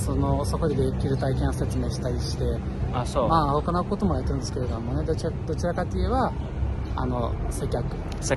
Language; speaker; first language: Japanese; non-native, fluent; Portuguese